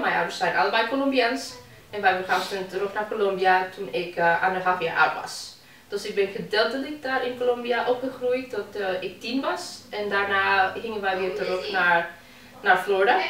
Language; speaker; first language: Dutch; non-native, fluent; Spanish